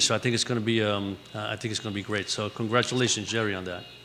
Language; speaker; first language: English; early bilingual, other home language; Spanish